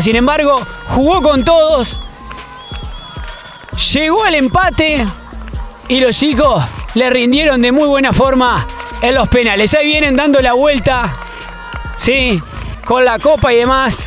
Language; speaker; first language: Spanish; native; Spanish